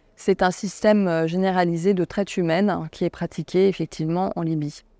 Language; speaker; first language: French; native; French